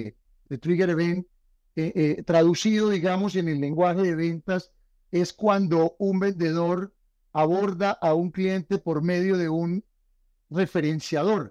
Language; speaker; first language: Spanish; native; Spanish